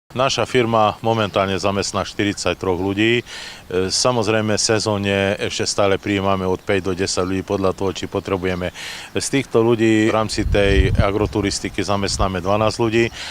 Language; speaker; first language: Slovak; native; Slovak